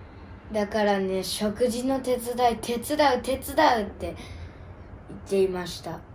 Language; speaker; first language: Japanese; early bilingual, other home language; Uyghur